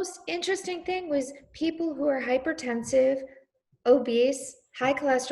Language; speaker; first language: English; native; English